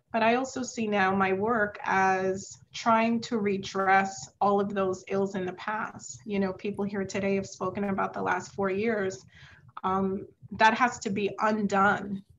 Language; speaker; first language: English; native; English